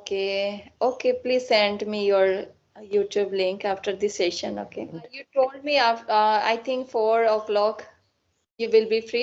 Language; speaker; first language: English; non-native, learner; Assamese